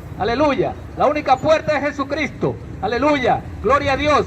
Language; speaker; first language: Spanish; native; Spanish